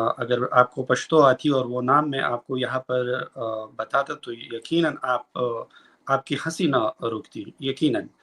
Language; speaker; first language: Urdu; non-native, local second language; Pashto